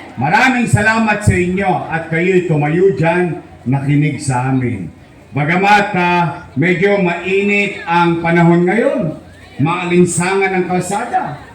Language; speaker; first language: Filipino; native; Filipino